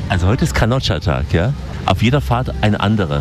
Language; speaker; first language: German; native; German